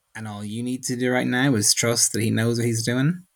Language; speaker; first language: English; native; English